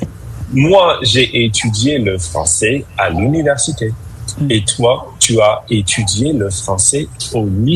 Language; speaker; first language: French; non-native, fluent; English